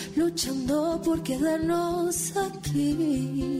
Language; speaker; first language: Spanish; native; Spanish